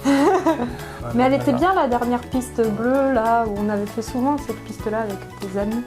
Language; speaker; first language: French; native; French